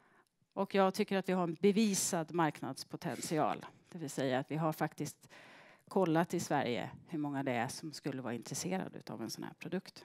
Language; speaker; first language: Swedish; native; Swedish